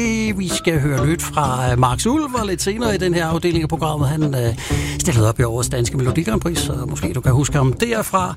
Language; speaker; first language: Danish; native; Danish